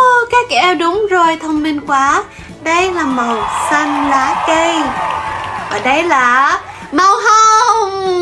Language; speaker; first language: Vietnamese; native; Vietnamese